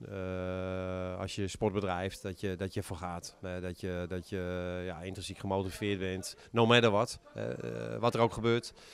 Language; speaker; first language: Dutch; native; Dutch